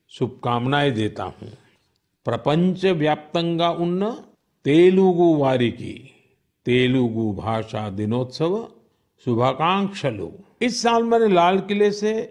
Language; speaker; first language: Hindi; non-native, local second language; Gujarati